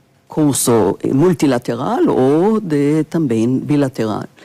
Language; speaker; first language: Portuguese; non-native, fluent; Hebrew